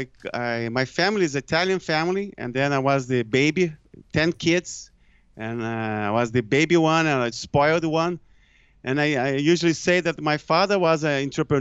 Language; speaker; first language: English; non-native, fluent; Portuguese